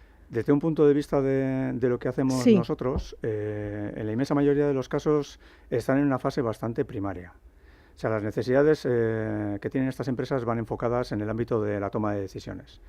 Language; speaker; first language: Spanish; native; Spanish